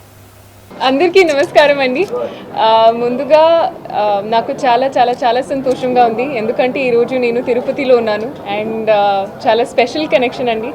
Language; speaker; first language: Telugu; non-native, learner; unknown